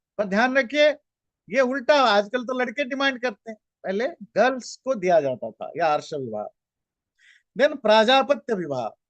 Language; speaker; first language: Hindi; native; Hindi